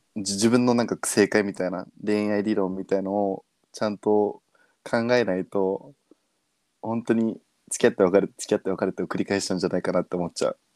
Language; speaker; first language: Japanese; native; Japanese